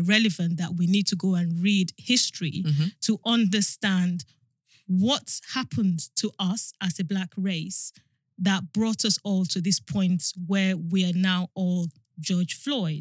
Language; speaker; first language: English; non-native, local second language; Yoruba